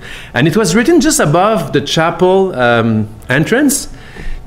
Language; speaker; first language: English; non-native, fluent; French